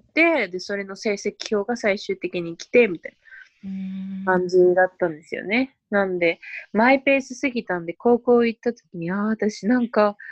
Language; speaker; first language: Japanese; early bilingual, other home language; Spanish